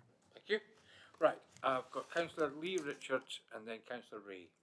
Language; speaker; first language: English; native; English